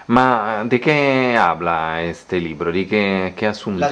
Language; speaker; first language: Spanish; non-native, learner; Italian